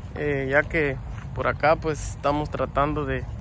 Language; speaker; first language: Spanish; native; Spanish